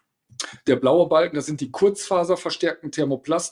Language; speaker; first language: German; native; German